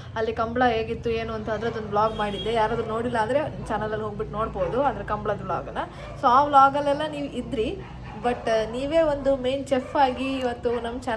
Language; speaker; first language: Kannada; non-native, local second language; Tulu